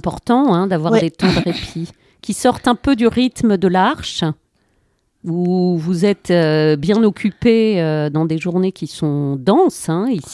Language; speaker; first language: French; native; French